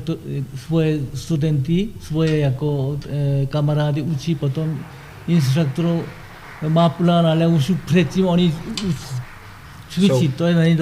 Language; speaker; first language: Czech; non-native, learner; Korean